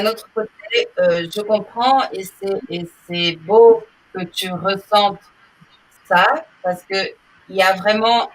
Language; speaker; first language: French; non-native, fluent; Portuguese